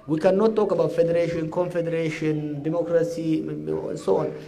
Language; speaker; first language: English; non-native, local second language; Amharic